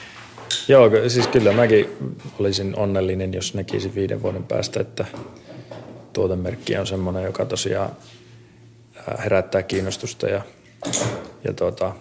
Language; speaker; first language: Finnish; native; Finnish